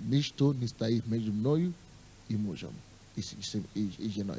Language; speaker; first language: Russian; non-native, fluent; Yoruba